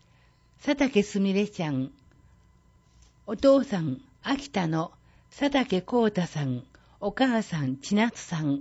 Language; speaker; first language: Japanese; native; Japanese